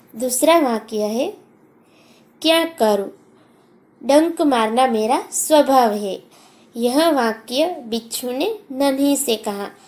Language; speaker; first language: Hindi; non-native, local second language; Gujarati